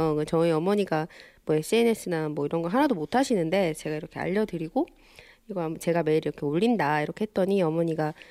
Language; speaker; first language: Korean; native; Korean